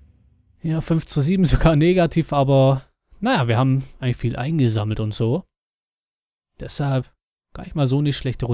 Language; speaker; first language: German; native; German